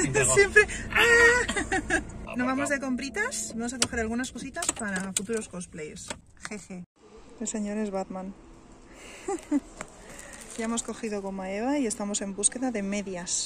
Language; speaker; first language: Spanish; native; Spanish